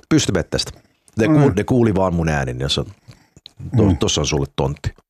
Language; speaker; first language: Finnish; early bilingual, heritage; Finnish